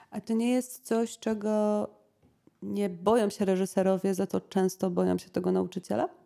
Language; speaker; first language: Polish; native; Polish